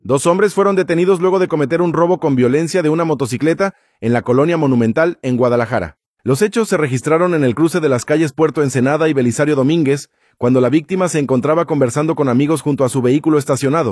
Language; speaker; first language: Spanish; native; Spanish